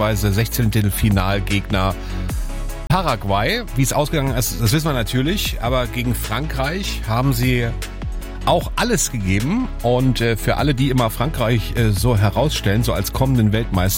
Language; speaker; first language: German; native; German